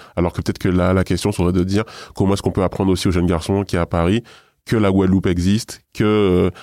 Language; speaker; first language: French; native; French